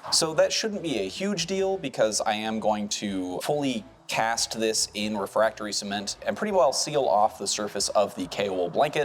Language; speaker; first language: English; native; English